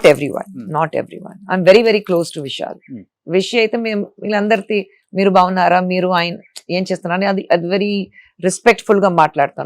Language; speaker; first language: Telugu; non-native, fluent; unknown